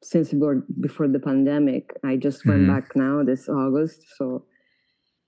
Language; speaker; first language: English; non-native, fluent; Italian